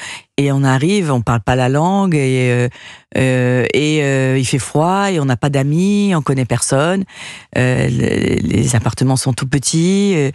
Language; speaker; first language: French; early bilingual, other home language; Portuguese